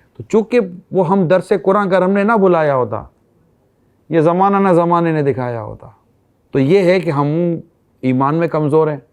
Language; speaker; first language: Urdu; native; Urdu